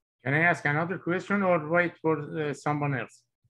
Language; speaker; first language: English; non-native, fluent; Persian